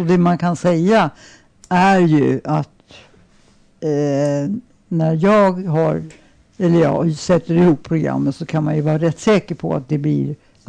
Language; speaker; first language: Swedish; native; Swedish